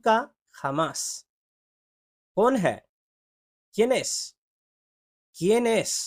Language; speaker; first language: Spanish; non-native, fluent; Urdu